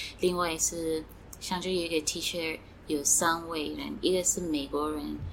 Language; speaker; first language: Chinese; non-native, fluent; Swati